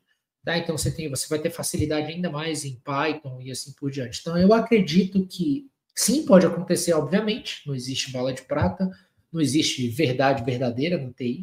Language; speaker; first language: Portuguese; native; Portuguese